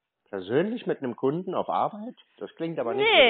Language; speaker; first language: German; native; German